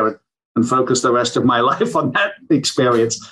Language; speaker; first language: English; native; English